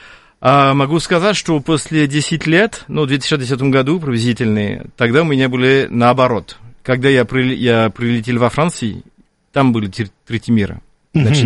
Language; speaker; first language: Russian; non-native, fluent; French